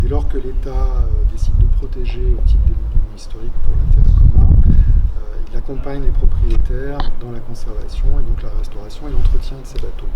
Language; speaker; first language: French; native; French